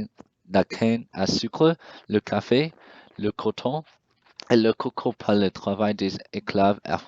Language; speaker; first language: French; non-native, learner; English